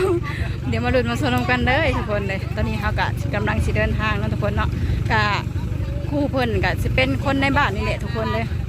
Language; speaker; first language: Thai; non-native, local second language; Lao